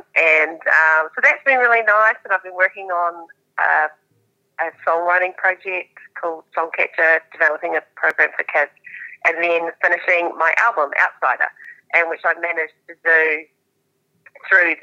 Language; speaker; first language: English; native; English